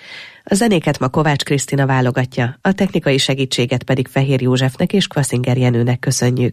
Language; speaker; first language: Hungarian; native; Hungarian